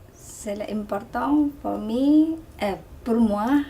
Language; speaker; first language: French; non-native, learner; Indonesian